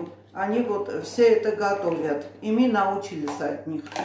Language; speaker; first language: Russian; non-native, fluent; Armenian